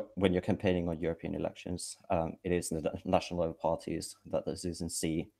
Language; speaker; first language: English; non-native, fluent; Finnish